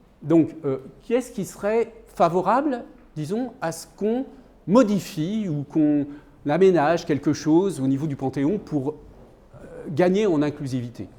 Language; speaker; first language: French; native; French